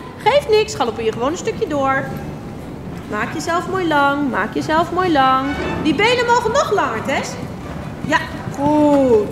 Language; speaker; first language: Dutch; native; Dutch